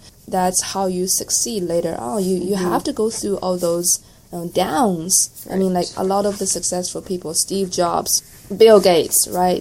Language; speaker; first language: English; non-native, fluent; Chinese